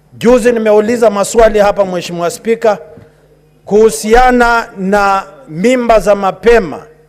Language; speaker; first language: Swahili; non-native, local second language; Luyia